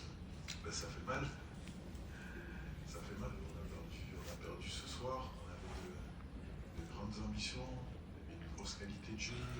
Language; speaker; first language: French; native; French